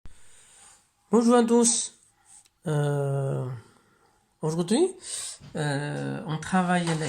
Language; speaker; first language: French; non-native, learner; Chinese